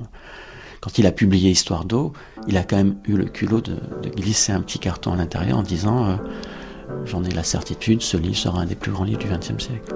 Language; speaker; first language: French; native; French